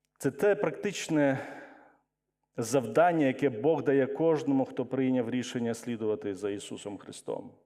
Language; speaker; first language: Ukrainian; non-native, local second language; Russian